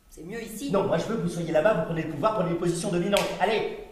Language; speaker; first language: French; native; French